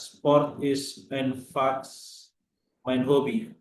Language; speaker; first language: German; non-native, learner; Indonesian